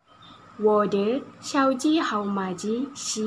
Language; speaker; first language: Chinese; non-native, learner; Malay